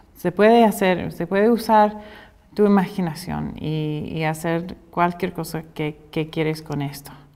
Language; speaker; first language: Spanish; non-native, fluent; English